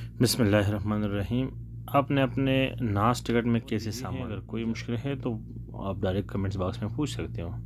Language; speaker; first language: Urdu; non-native, local second language; Pashto